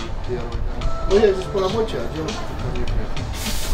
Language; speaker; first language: Russian; native; Russian